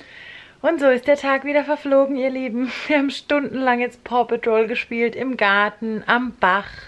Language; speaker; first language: German; native; German